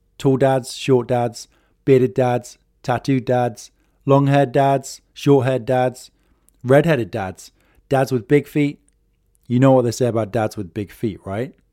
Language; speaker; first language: English; native; English